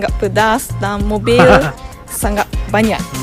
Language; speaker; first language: Indonesian; non-native, learner; Japanese